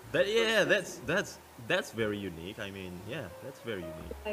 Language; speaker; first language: English; non-native, fluent; Indonesian